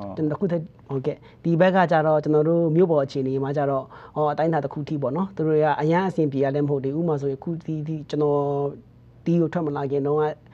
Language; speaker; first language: Burmese; non-native, local second language; Kachin